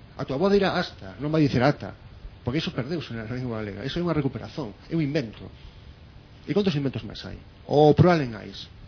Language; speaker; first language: Galician; non-native, local second language; Spanish